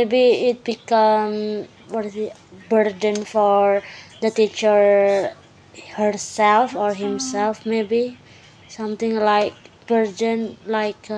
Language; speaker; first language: English; non-native, learner; Indonesian